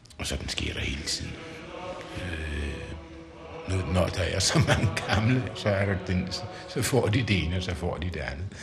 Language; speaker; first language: Danish; native; Danish